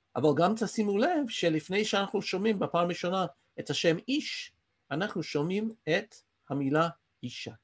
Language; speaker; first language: Hebrew; non-native, fluent; English